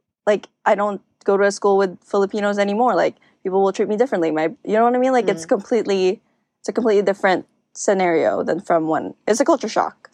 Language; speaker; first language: English; non-native, local second language; Filipino